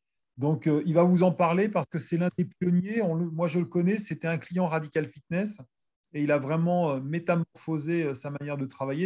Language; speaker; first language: French; native; French